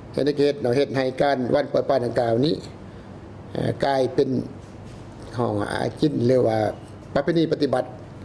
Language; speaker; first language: Lao; native; Lao